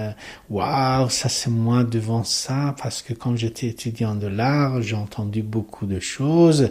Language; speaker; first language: French; non-native, learner; Persian